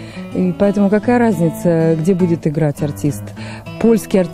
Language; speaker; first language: Polish; non-native, learner; Ukrainian